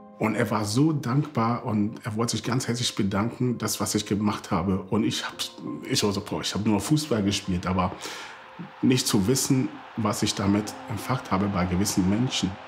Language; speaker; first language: German; early bilingual, other home language; Akan